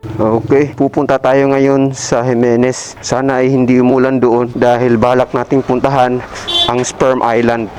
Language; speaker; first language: Filipino; non-native, local second language; Cebuano